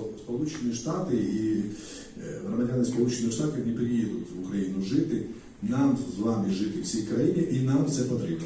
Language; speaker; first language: Ukrainian; non-native, fluent; Georgian